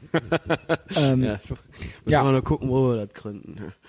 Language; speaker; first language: German; native; German